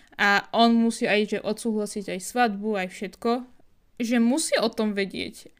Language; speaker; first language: Slovak; non-native, fluent; Arabic